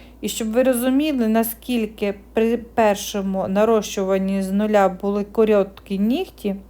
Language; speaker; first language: Ukrainian; native; Ukrainian